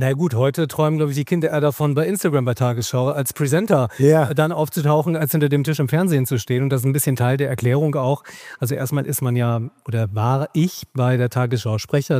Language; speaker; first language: German; native; German